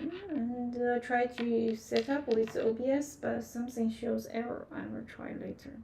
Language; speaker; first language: English; non-native, fluent; Chinese